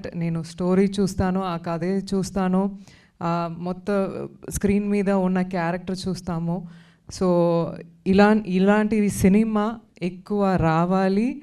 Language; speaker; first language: Telugu; non-native, learner; Tamil